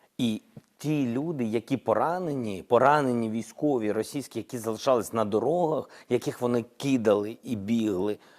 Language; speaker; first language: Ukrainian; non-native, local second language; Russian